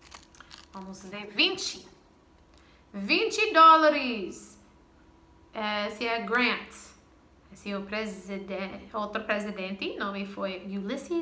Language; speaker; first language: Portuguese; non-native, fluent; English